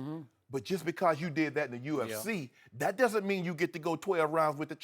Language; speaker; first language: English; native; English